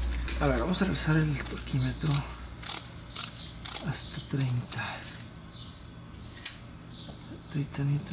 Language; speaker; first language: Spanish; native; Spanish